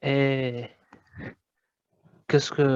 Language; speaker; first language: French; non-native, learner; Arabic